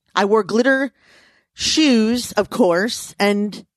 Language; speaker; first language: English; native; English